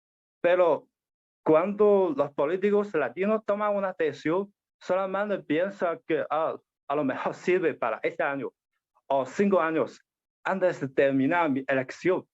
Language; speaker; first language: Spanish; non-native, learner; Chinese